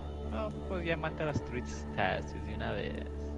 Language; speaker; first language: Spanish; early bilingual, other home language; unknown